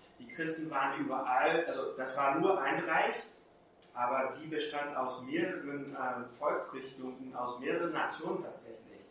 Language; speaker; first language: German; non-native, fluent; Portuguese